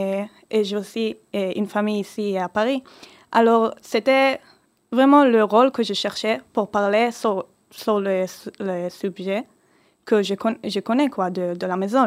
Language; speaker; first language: French; early bilingual, heritage; Hebrew